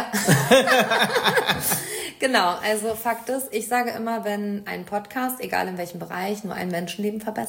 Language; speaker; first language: German; native; German